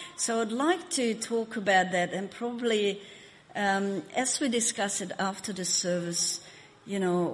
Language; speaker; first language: English; non-native, fluent; Hungarian